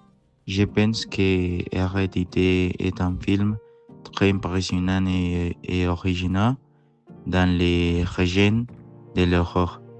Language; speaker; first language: French; non-native, learner; Spanish